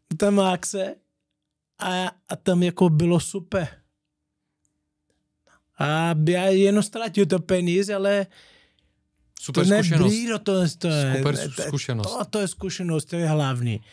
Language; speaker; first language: Czech; non-native, learner; Portuguese